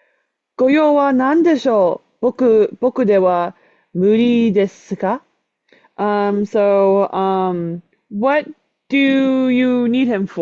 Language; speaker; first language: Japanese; non-native, fluent; English